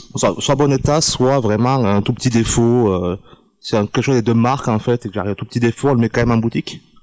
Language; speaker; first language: French; native; French